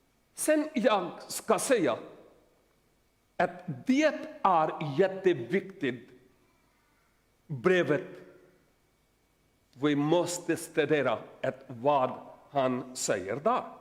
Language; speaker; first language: Swedish; non-native, learner; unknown